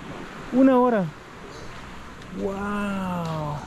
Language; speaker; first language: Spanish; non-native, learner; German